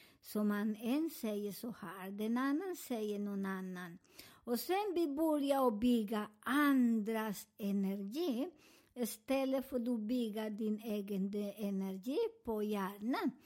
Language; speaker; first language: Swedish; non-native, fluent; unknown